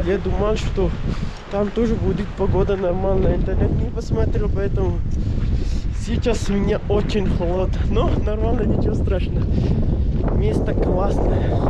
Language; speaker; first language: Russian; non-native, learner; Urdu